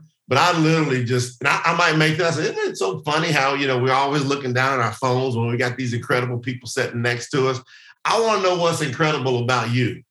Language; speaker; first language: English; native; English